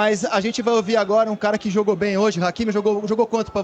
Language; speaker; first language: Portuguese; native; Portuguese